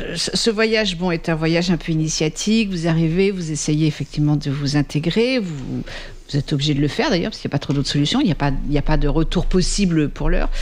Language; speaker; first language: French; native; French